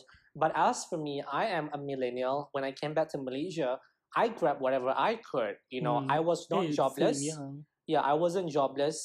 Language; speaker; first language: English; non-native, local second language; Malay